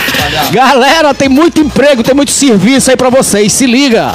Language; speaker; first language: Portuguese; native; Portuguese